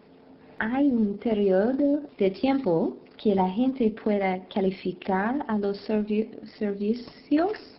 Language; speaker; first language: Spanish; non-native, learner; English